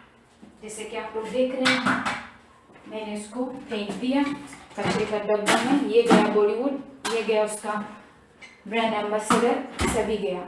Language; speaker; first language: Hindi; non-native, local second language; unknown